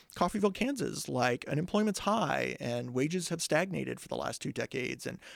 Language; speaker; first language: English; native; English